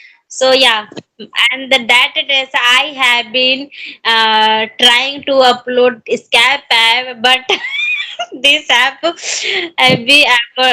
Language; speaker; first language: English; non-native, learner; Hindi